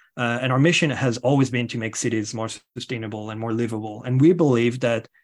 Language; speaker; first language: English; non-native, fluent; French